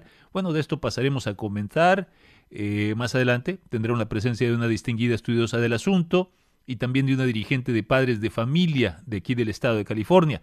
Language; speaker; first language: Spanish; native; Spanish